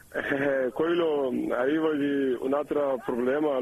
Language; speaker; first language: Italian; non-native, learner; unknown